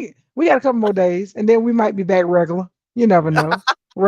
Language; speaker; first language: English; native; English